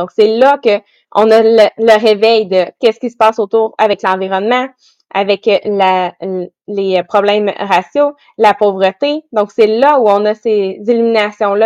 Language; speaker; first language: French; native; French